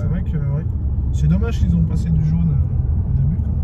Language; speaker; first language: French; native; French